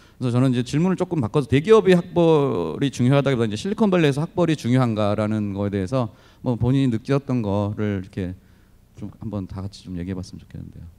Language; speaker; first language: Korean; native; Korean